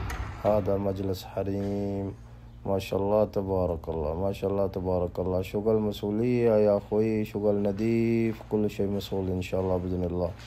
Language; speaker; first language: Arabic; non-native, learner; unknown